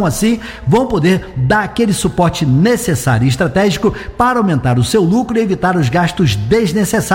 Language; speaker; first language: Portuguese; native; Portuguese